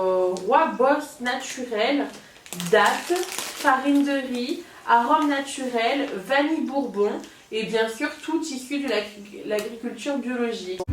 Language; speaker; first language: French; native; French